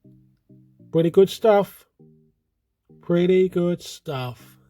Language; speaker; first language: English; native; English